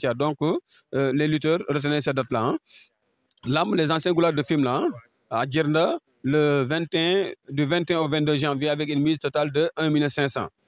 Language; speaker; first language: French; non-native, local second language; Wolof